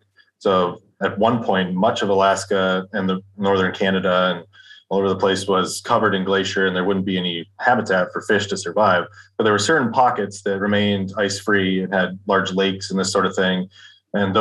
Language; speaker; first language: English; native; English